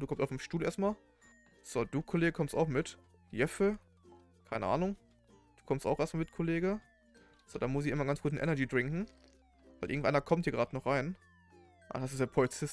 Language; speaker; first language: German; native; German